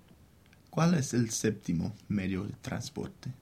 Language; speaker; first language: Spanish; non-native, fluent; English